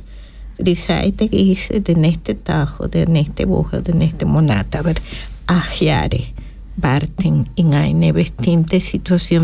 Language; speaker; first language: German; non-native, fluent; Spanish